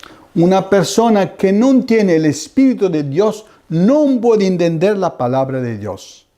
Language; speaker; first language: Spanish; non-native, fluent; Italian